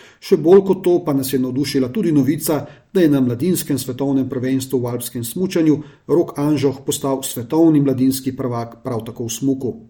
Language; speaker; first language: Slovenian; native; Slovenian